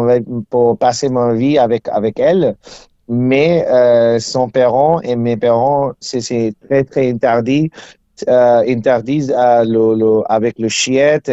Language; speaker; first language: French; non-native, learner; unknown